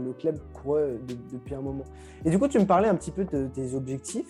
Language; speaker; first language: French; native; French